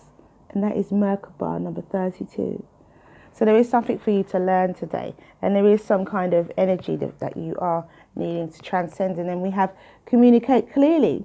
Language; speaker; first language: English; native; English